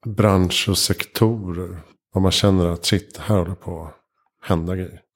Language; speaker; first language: Swedish; native; Swedish